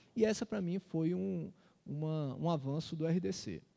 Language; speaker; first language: Portuguese; native; Portuguese